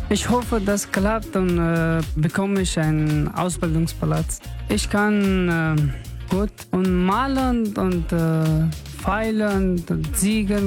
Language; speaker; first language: German; non-native, learner; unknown